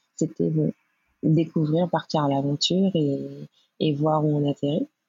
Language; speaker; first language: French; native; French